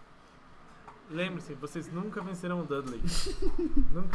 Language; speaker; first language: Portuguese; native; Portuguese